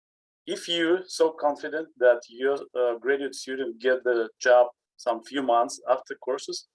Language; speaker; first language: English; non-native, learner; Russian